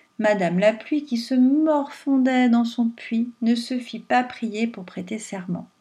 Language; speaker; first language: French; native; French